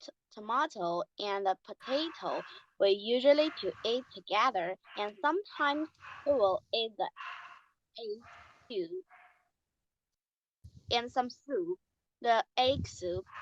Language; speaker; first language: English; non-native, learner; Chinese